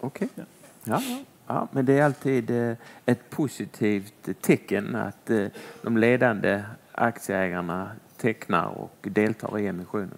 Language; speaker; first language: Swedish; native; Swedish